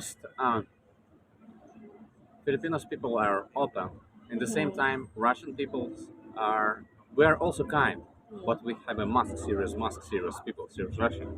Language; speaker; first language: English; non-native, learner; Russian